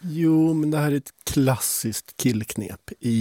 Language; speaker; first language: Swedish; native; Swedish